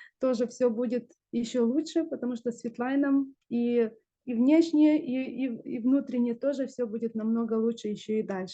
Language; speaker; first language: Russian; non-native, local second language; Ukrainian